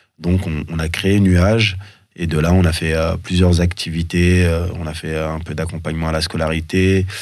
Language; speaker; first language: French; early bilingual, other home language; Soninke